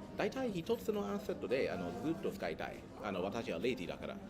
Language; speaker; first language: Japanese; non-native, learner; English